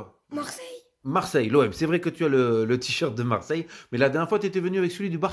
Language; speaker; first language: French; native; French